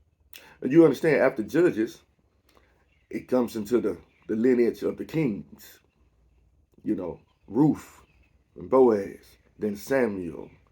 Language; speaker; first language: English; native; English